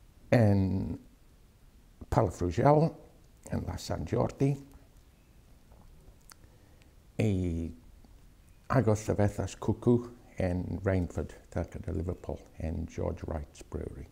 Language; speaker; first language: Spanish; non-native, fluent; English